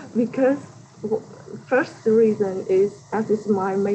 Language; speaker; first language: English; non-native, learner; Vietnamese